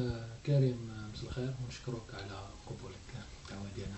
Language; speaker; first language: Arabic; native; Arabic